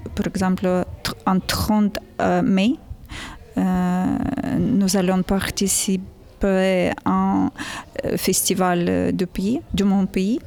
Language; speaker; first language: French; non-native, learner; Ukrainian